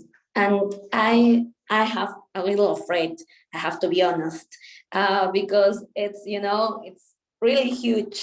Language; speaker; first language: English; non-native, local second language; Spanish